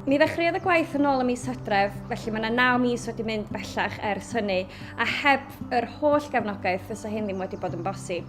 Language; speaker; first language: Welsh; native; Welsh